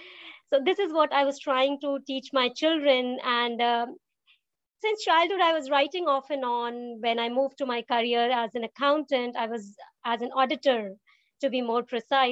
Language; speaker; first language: English; non-native, local second language; Hindi